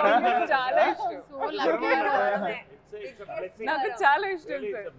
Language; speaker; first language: Telugu; non-native, learner; Hindi